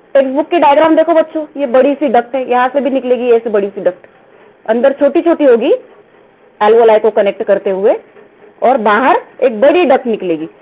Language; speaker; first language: Hindi; non-native, local second language; Marathi